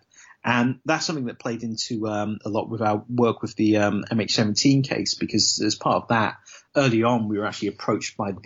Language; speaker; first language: English; native; English